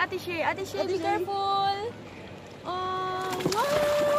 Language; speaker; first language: English; non-native, fluent; Filipino